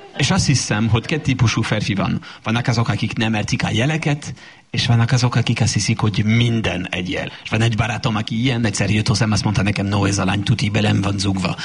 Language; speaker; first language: Hungarian; non-native, fluent; French